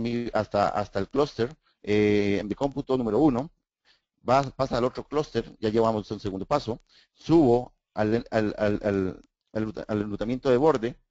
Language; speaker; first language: Spanish; native; Spanish